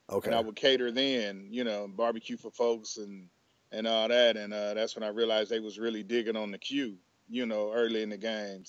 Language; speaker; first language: English; native; English